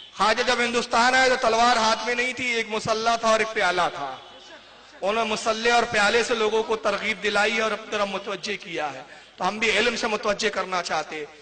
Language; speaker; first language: Urdu; native; Urdu